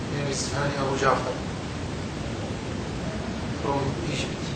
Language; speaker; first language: English; non-native, learner; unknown